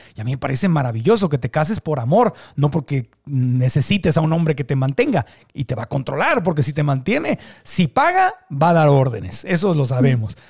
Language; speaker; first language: Spanish; native; Spanish